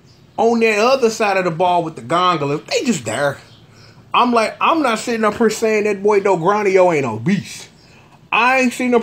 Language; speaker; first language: English; native; English